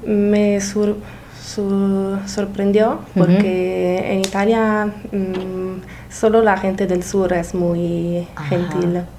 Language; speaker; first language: Spanish; non-native, learner; Italian